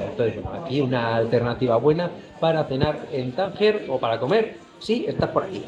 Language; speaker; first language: Spanish; native; Spanish